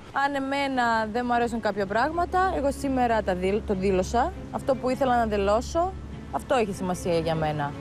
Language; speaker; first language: Greek; non-native, fluent; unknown